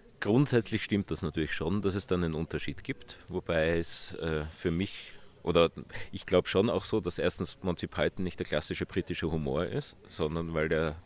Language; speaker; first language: German; native; German